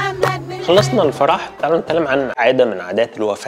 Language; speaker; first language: Arabic; native; Arabic